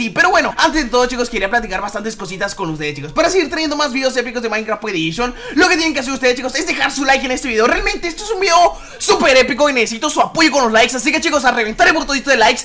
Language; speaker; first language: Spanish; native; Spanish